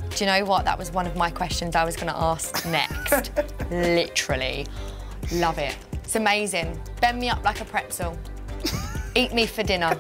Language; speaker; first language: English; native; English